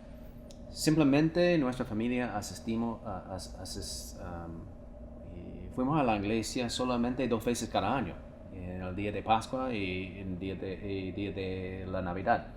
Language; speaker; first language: Spanish; non-native, fluent; English